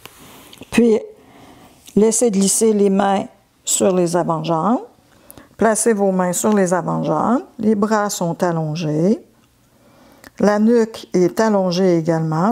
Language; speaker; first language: French; native; French